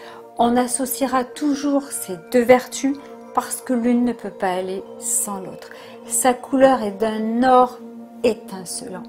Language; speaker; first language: French; native; French